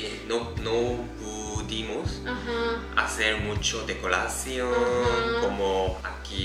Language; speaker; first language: Spanish; non-native, learner; Japanese